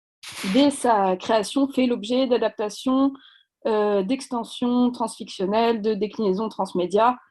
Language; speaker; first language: French; native; French